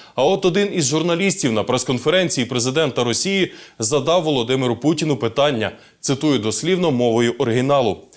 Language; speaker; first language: Ukrainian; native; Ukrainian